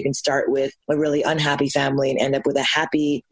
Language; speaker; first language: English; native; English